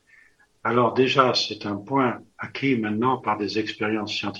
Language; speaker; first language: French; native; French